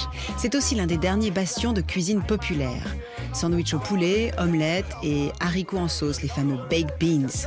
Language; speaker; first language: French; native; French